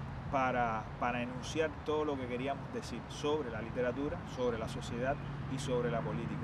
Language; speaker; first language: Spanish; native; Spanish